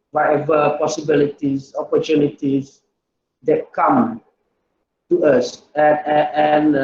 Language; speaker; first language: English; non-native, local second language; Malay